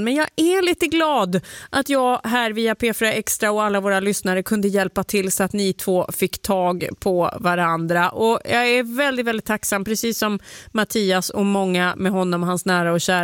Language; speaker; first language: Swedish; native; Swedish